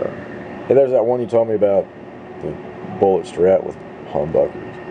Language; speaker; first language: English; native; English